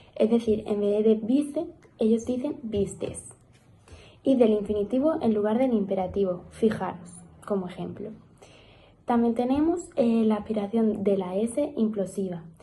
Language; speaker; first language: Spanish; native; Spanish